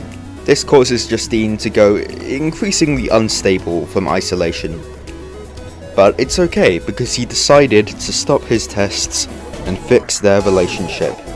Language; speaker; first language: English; native; English